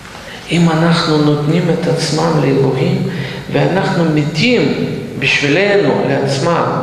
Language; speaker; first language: Hebrew; non-native, fluent; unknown